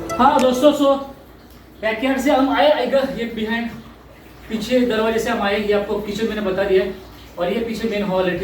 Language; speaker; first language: Hindi; non-native, local second language; Marathi